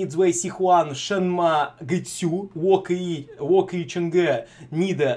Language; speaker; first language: Chinese; non-native, learner; Russian